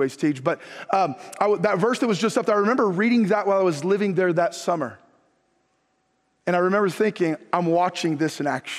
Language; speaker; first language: English; native; English